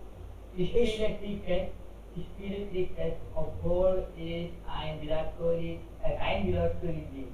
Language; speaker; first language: German; non-native, learner; Hindi